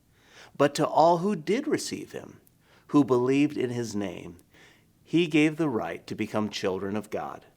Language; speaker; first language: English; native; English